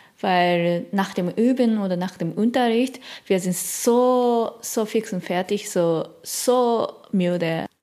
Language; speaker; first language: German; non-native, learner; Japanese